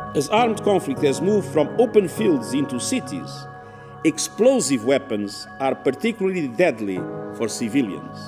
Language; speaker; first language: English; non-native, fluent; Portuguese